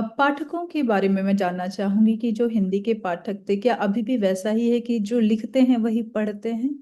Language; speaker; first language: Hindi; native; Hindi